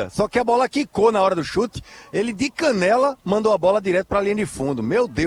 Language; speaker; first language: Portuguese; native; Portuguese